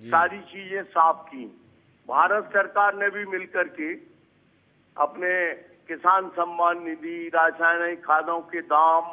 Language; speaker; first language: Hindi; native; Hindi